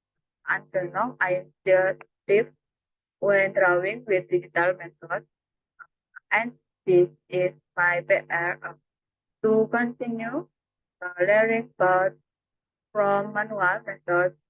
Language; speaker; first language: English; non-native, learner; Indonesian